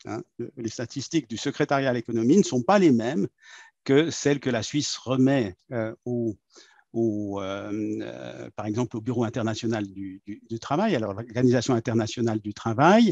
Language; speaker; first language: French; native; French